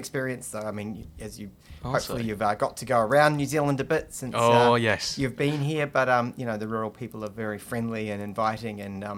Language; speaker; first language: English; native; English